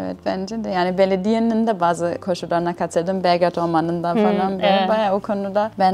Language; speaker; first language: Turkish; non-native, fluent; German